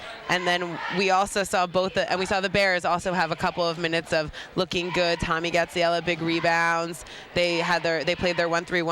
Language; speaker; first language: English; native; English